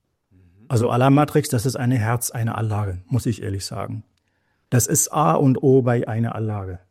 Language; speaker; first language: German; native; German